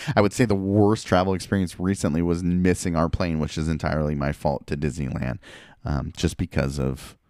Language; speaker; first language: English; early bilingual, other home language; Spanish